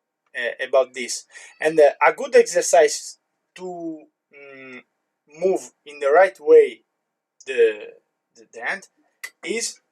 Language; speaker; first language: English; non-native, learner; Italian